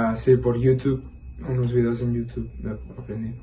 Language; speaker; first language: Spanish; early bilingual, heritage; Spanish